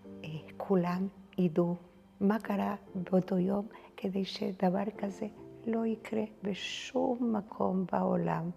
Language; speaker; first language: Hebrew; non-native, fluent; Spanish